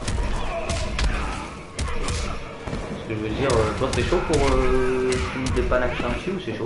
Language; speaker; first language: French; native; French